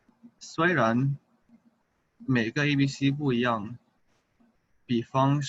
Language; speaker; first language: Chinese; early bilingual, heritage; English